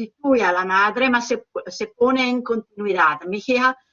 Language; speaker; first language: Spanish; non-native, learner; Italian